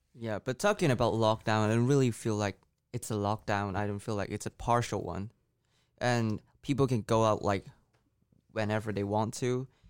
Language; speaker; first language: English; non-native, local second language; Cantonese